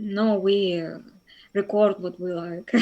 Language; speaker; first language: English; non-native, fluent; Russian